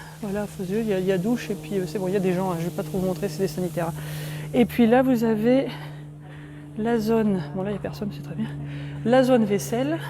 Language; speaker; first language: French; native; French